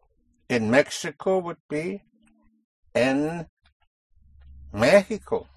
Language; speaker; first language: Spanish; non-native, fluent; English